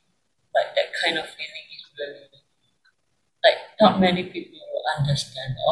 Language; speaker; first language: English; non-native, local second language; Chinese